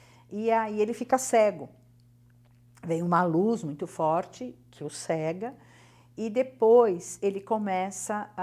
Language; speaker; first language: Portuguese; native; Portuguese